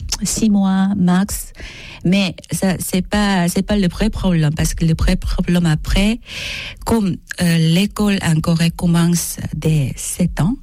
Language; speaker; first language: French; non-native, learner; Korean